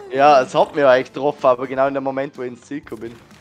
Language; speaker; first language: German; native; German